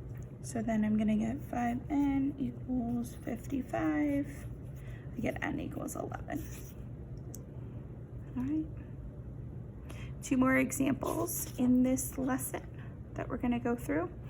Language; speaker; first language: English; native; English